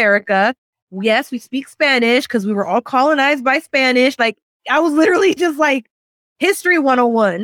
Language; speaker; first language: English; native; English